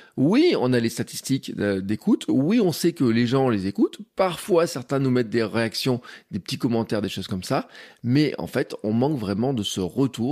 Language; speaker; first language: French; native; French